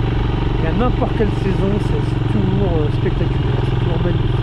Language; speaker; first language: French; native; French